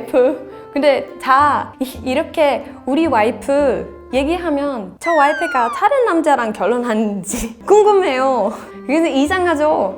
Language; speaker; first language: Korean; non-native, fluent; Danish